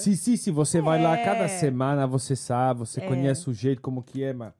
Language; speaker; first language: Portuguese; non-native, fluent; French